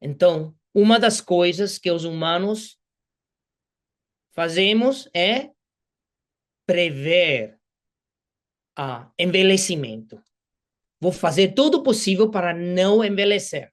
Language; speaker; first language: Portuguese; non-native, fluent; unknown